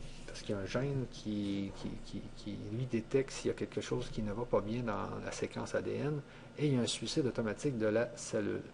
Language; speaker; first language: French; native; French